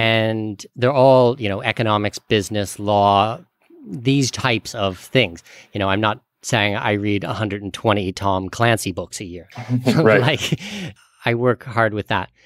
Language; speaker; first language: English; native; English